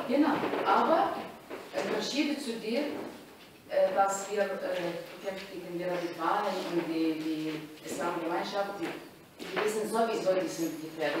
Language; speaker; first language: German; non-native, learner; Arabic